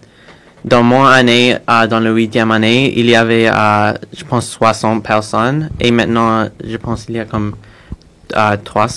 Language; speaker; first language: French; non-native, local second language; English